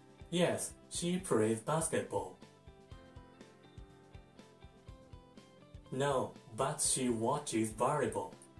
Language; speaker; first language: English; non-native, fluent; Japanese